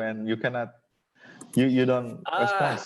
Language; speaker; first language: English; non-native, fluent; Indonesian